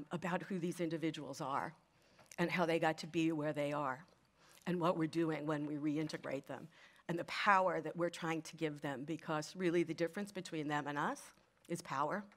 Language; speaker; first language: English; native; English